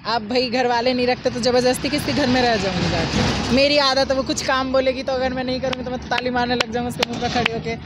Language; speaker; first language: Hindi; native; Hindi